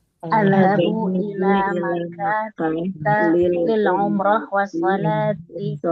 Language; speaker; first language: Arabic; non-native, learner; Indonesian